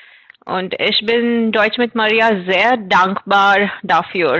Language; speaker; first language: German; non-native, fluent; Marathi